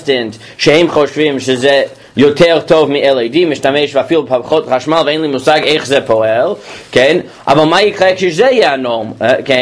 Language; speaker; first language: Hebrew; non-native, fluent; English